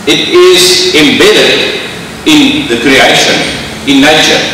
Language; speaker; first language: English; non-native, local second language; Afrikaans